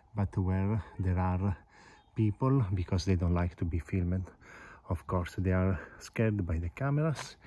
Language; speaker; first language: English; non-native, fluent; Italian